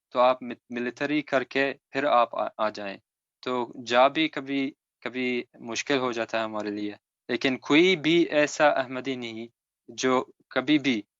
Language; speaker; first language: Urdu; non-native, fluent; Arabic